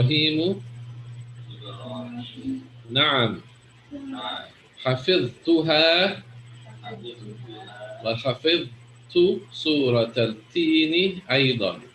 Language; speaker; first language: Arabic; non-native, fluent; English